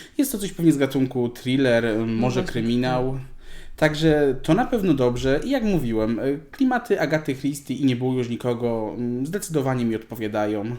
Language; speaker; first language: Polish; native; Polish